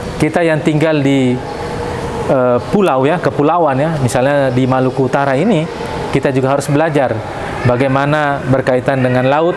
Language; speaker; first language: Indonesian; native; Indonesian